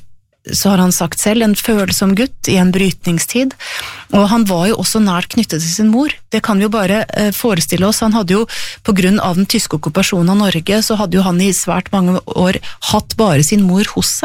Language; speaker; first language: Norwegian; native; Norwegian